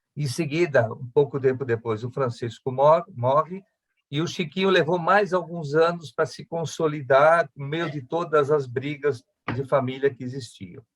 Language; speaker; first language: Portuguese; early bilingual, other home language; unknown